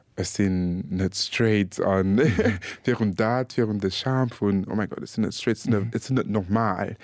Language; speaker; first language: Luxembourgish; early bilingual, other home language; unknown